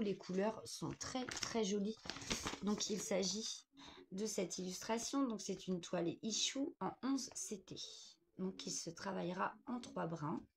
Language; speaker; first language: French; native; French